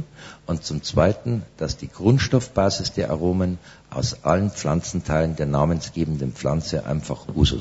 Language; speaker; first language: German; native; German